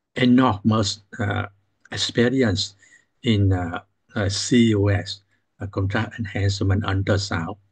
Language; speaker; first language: English; non-native, learner; Vietnamese